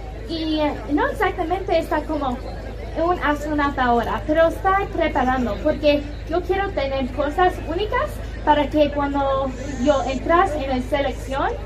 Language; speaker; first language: Spanish; non-native, learner; English